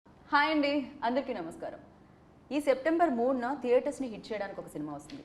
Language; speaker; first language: Telugu; native; Telugu